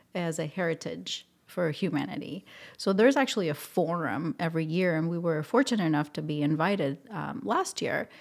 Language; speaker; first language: English; non-native, fluent; Spanish